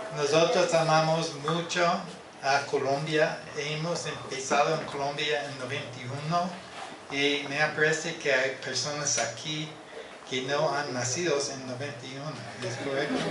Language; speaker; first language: Spanish; non-native, learner; English